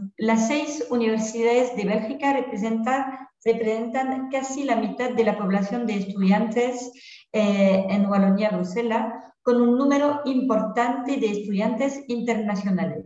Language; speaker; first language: Spanish; non-native, fluent; French